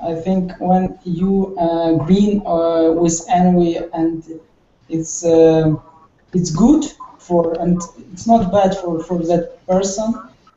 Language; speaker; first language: English; non-native, learner; Russian